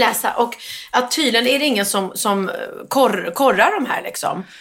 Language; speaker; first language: Swedish; native; Swedish